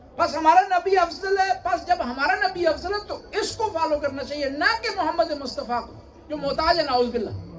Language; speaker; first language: Urdu; non-native, local second language; Punjabi